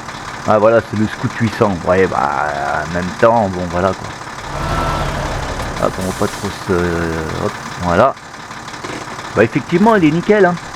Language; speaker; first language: French; native; French